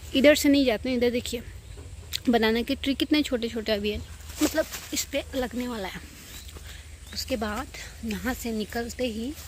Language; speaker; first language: Hindi; non-native, local second language; Nepali